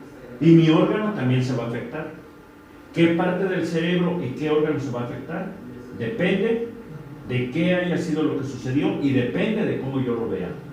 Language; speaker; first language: Spanish; native; Spanish